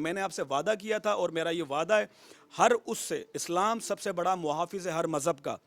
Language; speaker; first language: Urdu; non-native, local second language; Sindhi